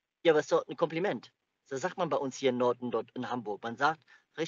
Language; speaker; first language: German; native; German